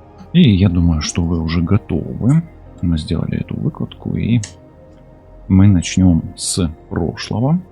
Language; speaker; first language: Russian; non-native, local second language; Ukrainian